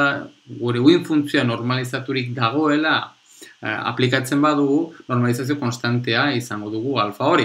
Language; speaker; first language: Basque; non-native, local second language; Spanish